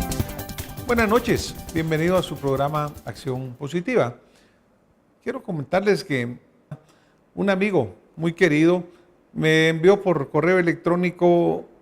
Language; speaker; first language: Spanish; native; Spanish